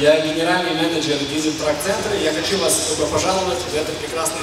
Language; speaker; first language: Russian; early bilingual, heritage; Russian